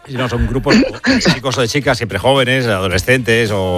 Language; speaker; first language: Spanish; native; Spanish